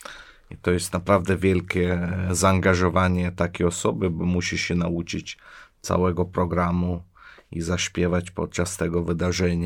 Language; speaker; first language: Polish; non-native, fluent; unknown